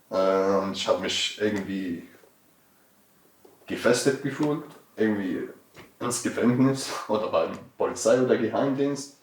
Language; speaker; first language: German; non-native, learner; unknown